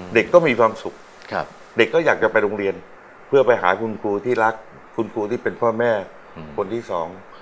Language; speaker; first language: Thai; native; Thai